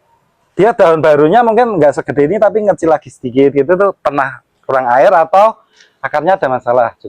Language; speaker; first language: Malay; non-native, local second language; Javanese